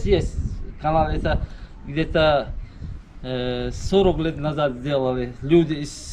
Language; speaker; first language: Russian; non-native, learner; Tajik